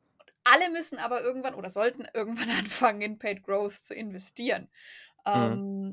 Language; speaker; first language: German; native; German